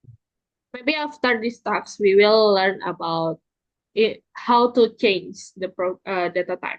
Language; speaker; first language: English; non-native, fluent; Indonesian